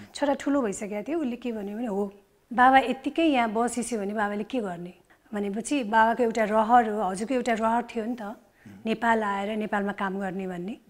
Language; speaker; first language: Nepali; native; Nepali